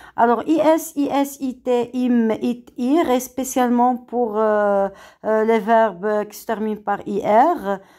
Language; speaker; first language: French; non-native, local second language; Arabic